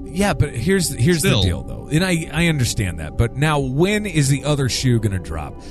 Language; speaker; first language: English; native; English